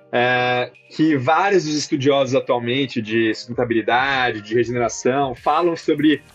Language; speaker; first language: Portuguese; native; Portuguese